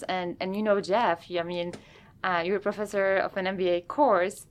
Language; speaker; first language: English; non-native, fluent; Arabic